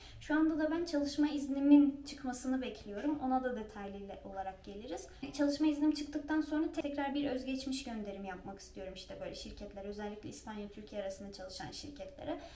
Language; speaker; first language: Turkish; native; Turkish